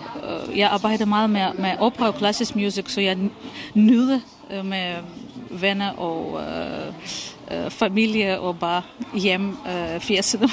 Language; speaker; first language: Danish; non-native, fluent; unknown